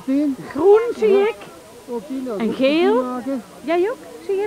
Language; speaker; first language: Dutch; native; Dutch